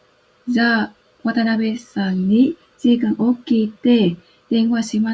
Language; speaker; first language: Japanese; non-native, learner; Vietnamese